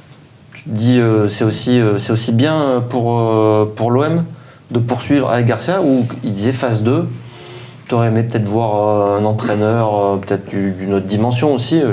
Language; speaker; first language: French; native; French